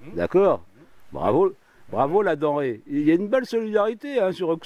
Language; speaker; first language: French; native; French